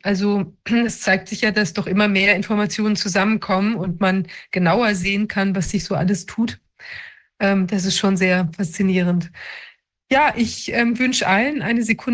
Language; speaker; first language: German; native; German